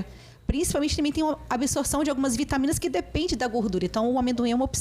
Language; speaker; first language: Portuguese; native; Portuguese